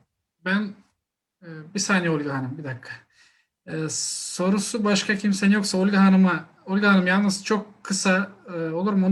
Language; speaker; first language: Turkish; native; Turkish